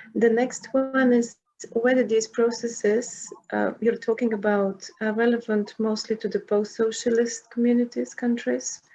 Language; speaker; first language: English; non-native, fluent; Bulgarian